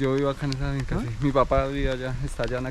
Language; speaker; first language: Spanish; native; Spanish